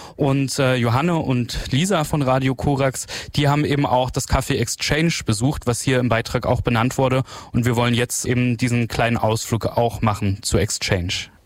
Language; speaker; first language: German; native; German